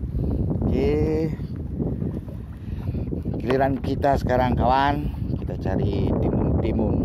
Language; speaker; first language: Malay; non-native, local second language; Balinese